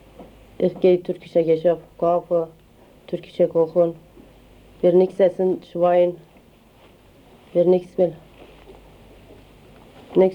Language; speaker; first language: German; non-native, learner; Turkish